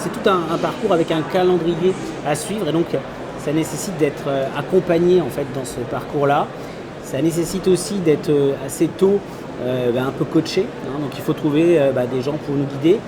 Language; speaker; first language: French; native; French